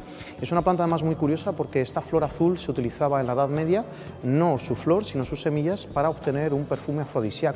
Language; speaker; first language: Spanish; native; Spanish